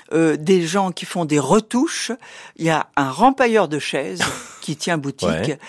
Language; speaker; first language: French; native; French